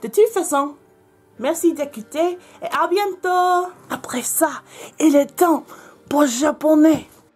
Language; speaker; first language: French; non-native, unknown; English